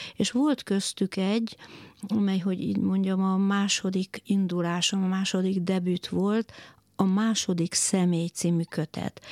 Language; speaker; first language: Hungarian; native; Hungarian